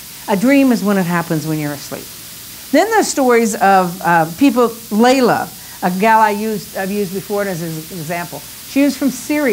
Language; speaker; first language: English; native; English